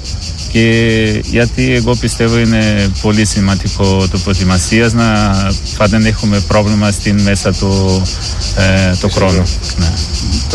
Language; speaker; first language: Greek; non-native, learner; Portuguese